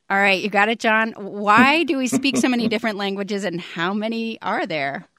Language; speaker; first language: English; native; English